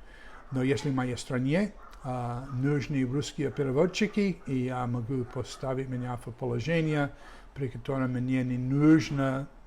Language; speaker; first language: Russian; non-native, learner; English